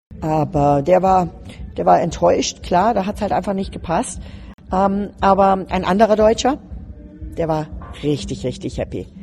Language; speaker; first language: German; native; German